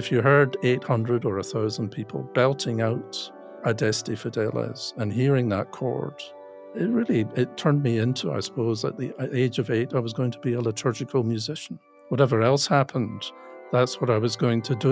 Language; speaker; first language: English; native; English